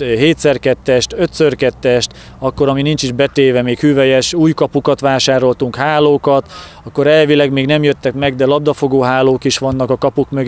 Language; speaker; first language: Hungarian; native; Hungarian